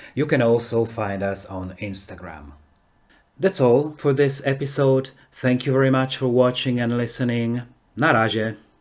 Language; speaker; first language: English; non-native, fluent; Polish